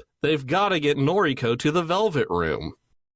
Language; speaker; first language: English; native; English